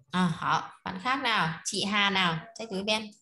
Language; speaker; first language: Chinese; non-native, fluent; Vietnamese